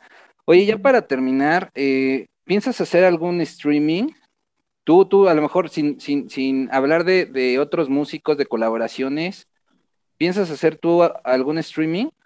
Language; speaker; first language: Spanish; native; Spanish